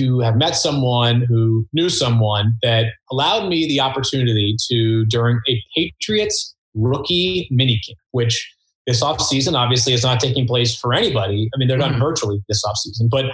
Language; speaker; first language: English; native; English